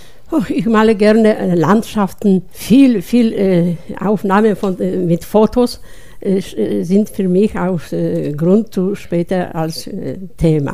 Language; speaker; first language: German; non-native, learner; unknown